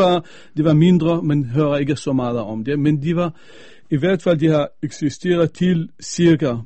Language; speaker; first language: Danish; non-native, fluent; Arabic